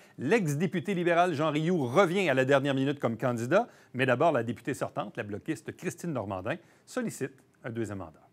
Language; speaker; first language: French; native; French